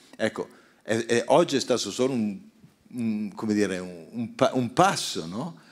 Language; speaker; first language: Italian; native; Italian